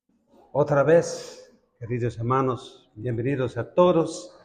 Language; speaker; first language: Spanish; non-native, fluent; Dutch